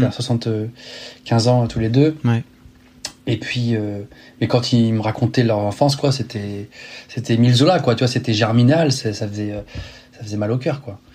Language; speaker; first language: French; native; French